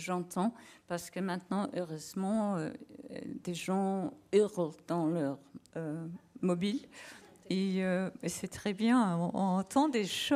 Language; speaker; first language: French; non-native, learner; English